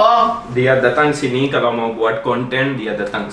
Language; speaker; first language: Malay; non-native, learner; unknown